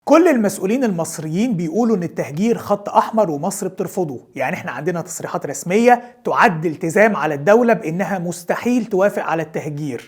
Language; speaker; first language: Arabic; native; Arabic